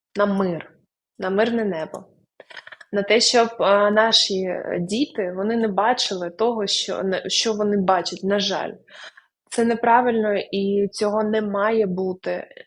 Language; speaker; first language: Ukrainian; non-native, local second language; Russian